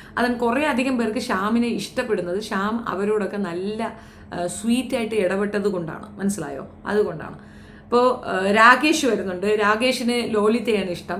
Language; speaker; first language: Malayalam; native; Malayalam